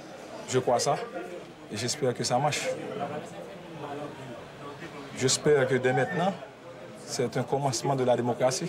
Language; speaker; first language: French; non-native, local second language; Haitian Creole